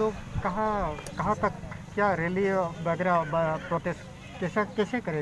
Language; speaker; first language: Hindi; non-native, local second language; Kok Borok